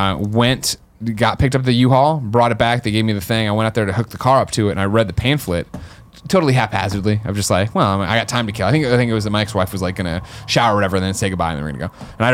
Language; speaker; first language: English; native; English